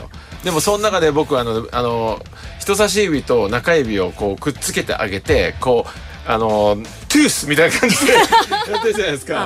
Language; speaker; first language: Japanese; native; Japanese